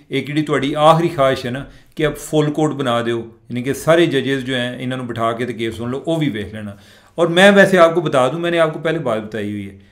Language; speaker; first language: Urdu; non-native, local second language; Punjabi